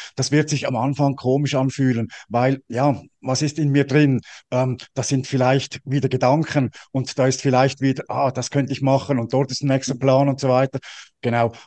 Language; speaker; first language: German; native; German